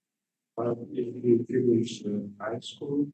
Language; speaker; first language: English; non-native, learner; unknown